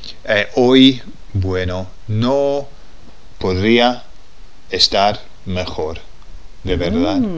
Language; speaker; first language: Spanish; non-native, fluent; English